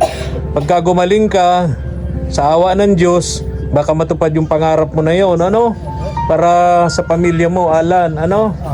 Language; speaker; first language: Filipino; native; Filipino